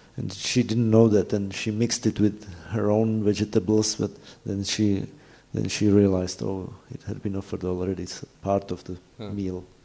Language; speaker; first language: English; non-native, fluent; Czech